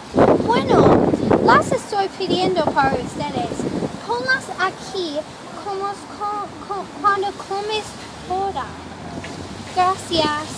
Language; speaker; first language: Spanish; non-native, learner; English